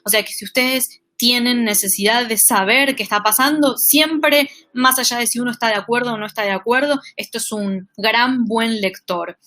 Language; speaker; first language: Spanish; native; Spanish